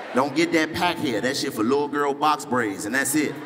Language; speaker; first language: English; native; English